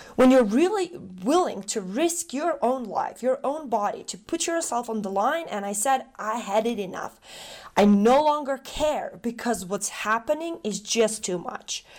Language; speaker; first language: English; non-native, fluent; Macedonian